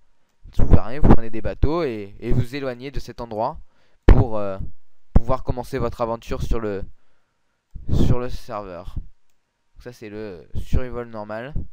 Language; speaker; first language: French; native; French